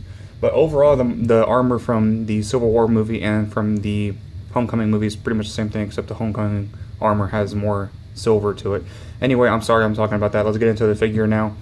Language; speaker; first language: English; native; English